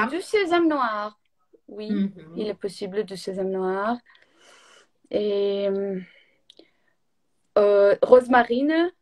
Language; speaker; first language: French; non-native, learner; Portuguese